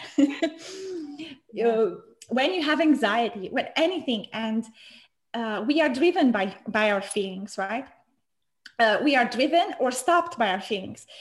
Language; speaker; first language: English; non-native, fluent; Romanian